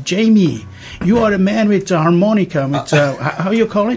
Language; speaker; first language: English; non-native, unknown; German